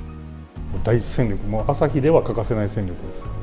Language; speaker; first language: Japanese; native; Japanese